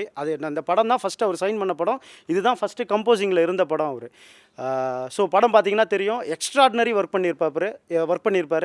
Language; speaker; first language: Tamil; native; Tamil